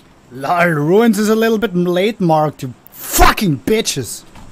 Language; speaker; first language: English; non-native, fluent; German